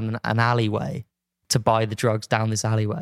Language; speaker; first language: English; native; English